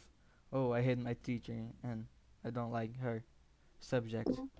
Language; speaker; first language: English; non-native, learner; Portuguese